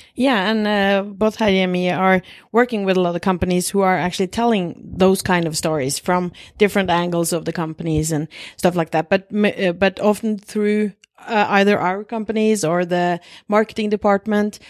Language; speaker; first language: English; non-native, fluent; Norwegian